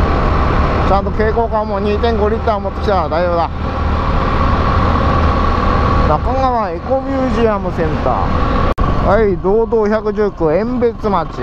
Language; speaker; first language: Japanese; native; Japanese